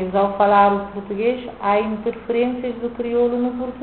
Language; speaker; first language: Portuguese; non-native, local second language; Kabuverdianu